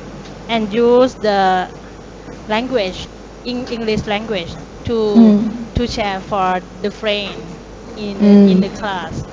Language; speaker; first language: English; non-native, learner; Thai